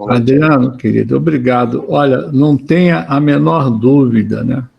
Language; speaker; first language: Portuguese; native; Portuguese